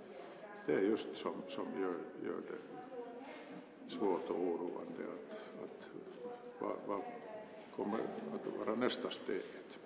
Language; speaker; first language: Swedish; non-native, local second language; Finnish